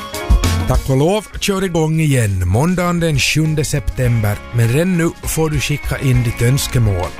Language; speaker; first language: Swedish; native; Swedish